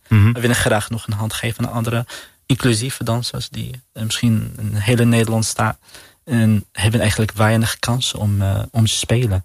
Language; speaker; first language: Dutch; non-native, learner; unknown